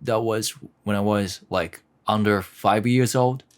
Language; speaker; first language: English; non-native, learner; Japanese